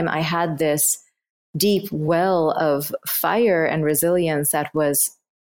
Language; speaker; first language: English; non-native, local second language; Bangla